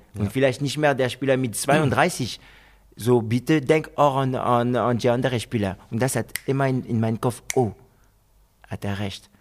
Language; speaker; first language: German; non-native, fluent; French